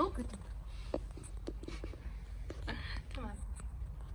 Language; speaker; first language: Arabic; non-native, learner; English